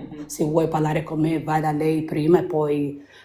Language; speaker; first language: Italian; non-native, learner; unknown